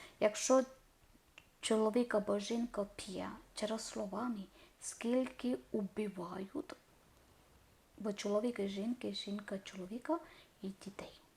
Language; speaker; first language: Ukrainian; non-native, learner; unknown